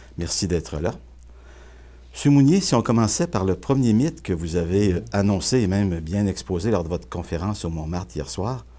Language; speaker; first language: French; native; French